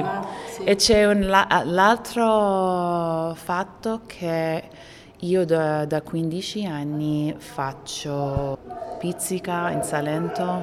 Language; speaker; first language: Italian; non-native, fluent; Arabic